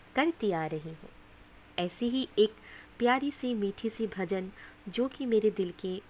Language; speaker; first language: Hindi; non-native, local second language; Bangla